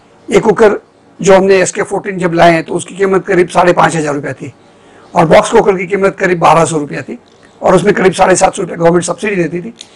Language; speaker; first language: Hindi; non-native, fluent; Gujarati